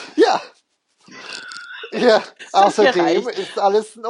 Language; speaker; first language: German; non-native, fluent; English